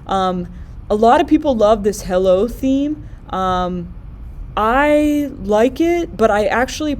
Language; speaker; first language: English; native; English